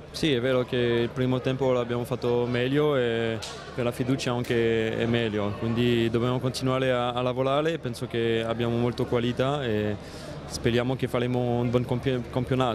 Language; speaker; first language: Italian; non-native, fluent; French